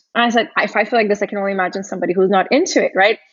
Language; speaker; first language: English; early bilingual, other home language; Portuguese